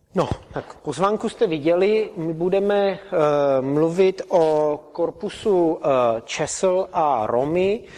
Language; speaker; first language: Czech; native; Czech